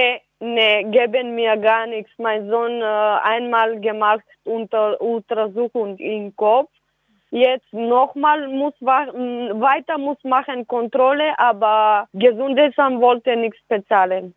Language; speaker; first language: German; non-native, learner; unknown